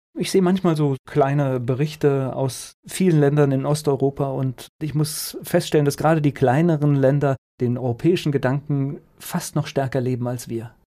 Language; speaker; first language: German; native; German